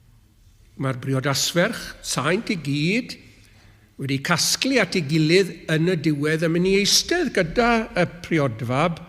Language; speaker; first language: Welsh; native; Welsh